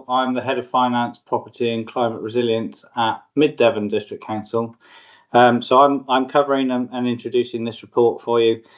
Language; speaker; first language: English; native; English